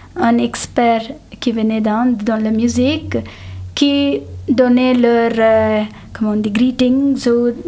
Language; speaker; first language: French; non-native, fluent; Telugu